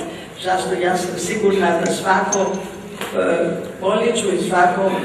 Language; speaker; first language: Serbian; early bilingual, heritage; English